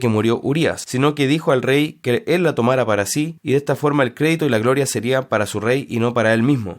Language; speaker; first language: Spanish; native; Spanish